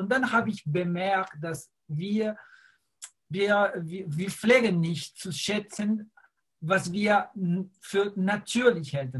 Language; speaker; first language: German; non-native, fluent; Spanish